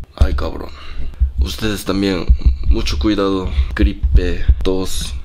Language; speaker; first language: Spanish; non-native, learner; Korean